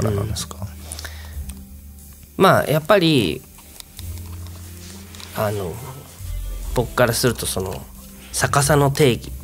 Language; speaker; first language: Japanese; native; Japanese